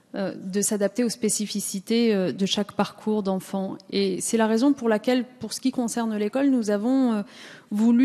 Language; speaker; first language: French; native; French